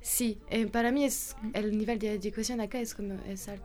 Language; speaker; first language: Spanish; non-native, learner; French